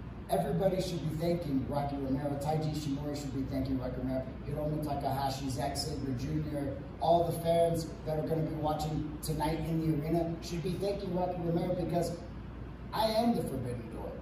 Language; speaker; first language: English; native; English